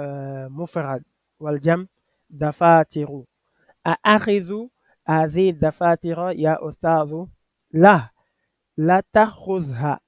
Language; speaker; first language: Arabic; non-native, fluent; French